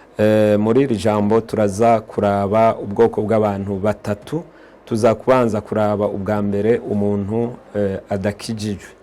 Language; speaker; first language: Rundi; native; Rundi